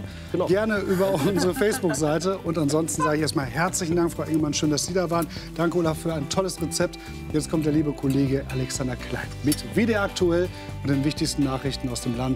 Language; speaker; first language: German; native; German